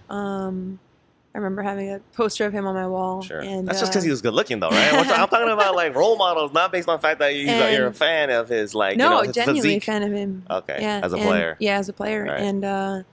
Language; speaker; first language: English; native; English